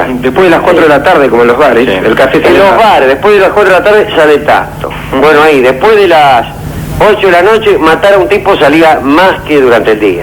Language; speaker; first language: Spanish; native; Spanish